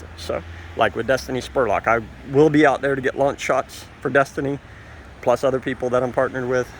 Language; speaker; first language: English; native; English